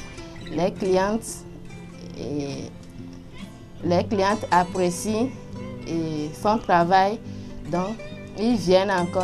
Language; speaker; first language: French; non-native, local second language; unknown